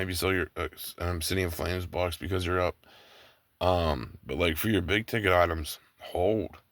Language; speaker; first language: English; native; English